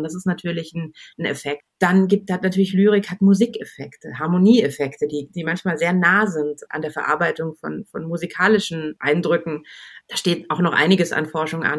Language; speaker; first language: German; native; German